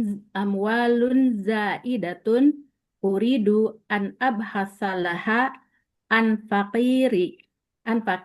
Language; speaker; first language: Arabic; non-native, learner; Indonesian